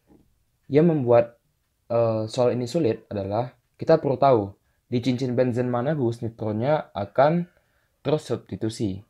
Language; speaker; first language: Indonesian; native; Indonesian